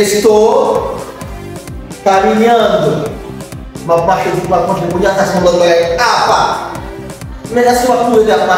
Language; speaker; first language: Portuguese; non-native, fluent; Haitian Creole